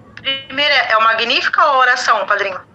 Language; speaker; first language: Portuguese; native; Portuguese